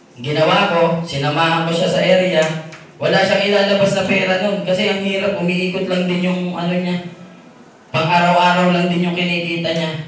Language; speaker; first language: Filipino; native; Filipino